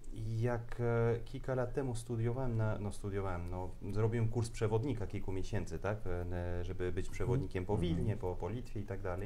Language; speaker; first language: Polish; non-native, fluent; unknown